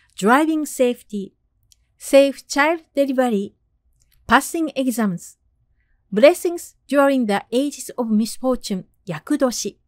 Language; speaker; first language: English; non-native, fluent; Japanese